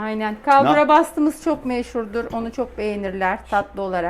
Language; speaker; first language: Turkish; native; Turkish